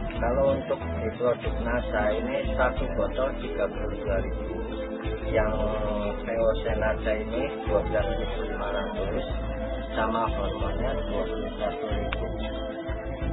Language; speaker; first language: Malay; non-native, local second language; Javanese